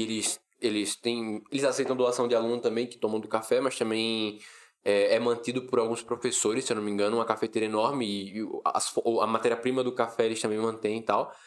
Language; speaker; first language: Portuguese; native; Portuguese